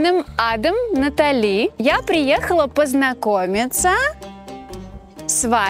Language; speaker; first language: Russian; native; Russian